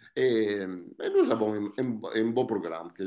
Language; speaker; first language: French; non-native, fluent; Italian